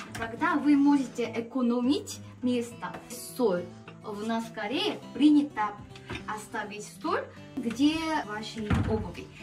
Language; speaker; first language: Russian; non-native, learner; Korean